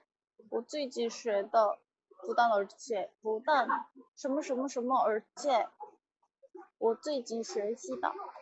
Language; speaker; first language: Chinese; non-native, learner; Korean